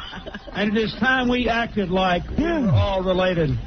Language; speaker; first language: English; native; English